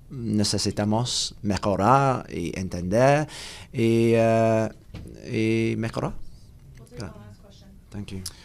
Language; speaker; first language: Spanish; non-native, learner; English